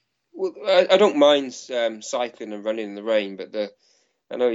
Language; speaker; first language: English; native; English